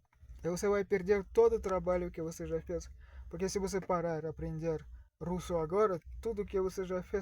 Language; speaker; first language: Portuguese; non-native, learner; Russian